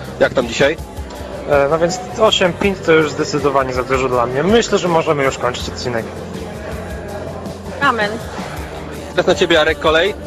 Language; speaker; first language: Polish; native; Polish